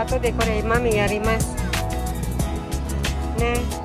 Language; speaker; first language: Japanese; non-native, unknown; Filipino